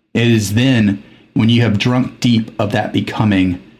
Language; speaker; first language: English; early bilingual, other home language; Spanish